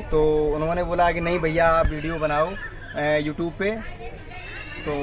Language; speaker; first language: Hindi; native; Hindi